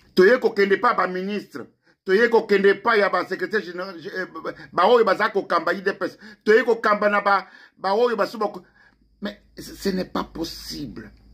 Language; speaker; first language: Lingala; non-native, local second language; Luba-Lulua